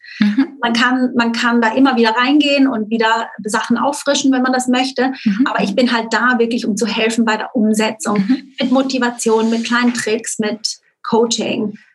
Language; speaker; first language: German; native; German